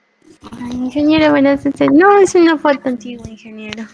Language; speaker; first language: Spanish; native; Spanish